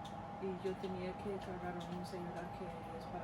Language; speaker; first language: Spanish; early bilingual, heritage; Spanish